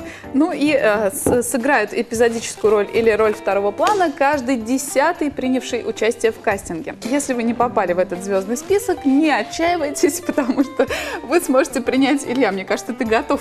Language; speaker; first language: Russian; native; Russian